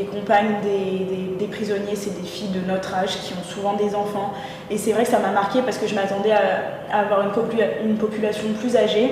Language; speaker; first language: French; native; French